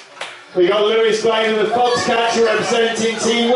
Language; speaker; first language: English; native; English